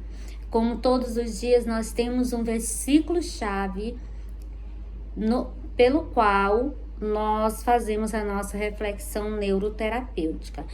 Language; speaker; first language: Portuguese; native; Portuguese